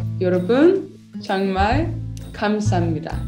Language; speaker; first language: Korean; non-native, learner; Danish